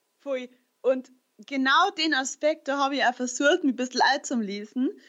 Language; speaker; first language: German; native; German